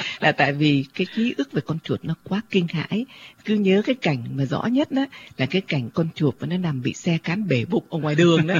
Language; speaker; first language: Vietnamese; native; Vietnamese